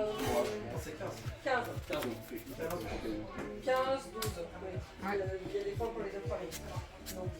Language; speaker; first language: French; native; French